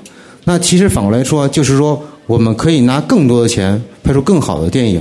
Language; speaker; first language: Chinese; native; Chinese